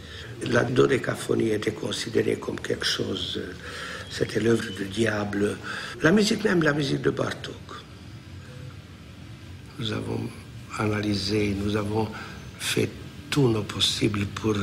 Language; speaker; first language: French; non-native, fluent; Hungarian